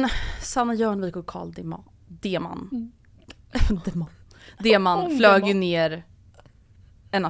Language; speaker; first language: Swedish; native; Swedish